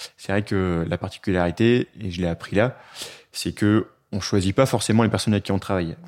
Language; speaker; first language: French; native; French